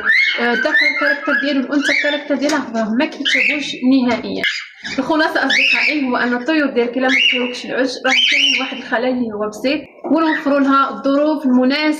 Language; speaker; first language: Arabic; native; Arabic